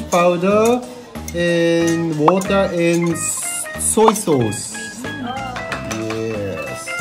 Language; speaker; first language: English; non-native, local second language; Filipino